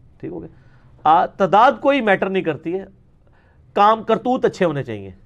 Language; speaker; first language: Urdu; non-native, local second language; Punjabi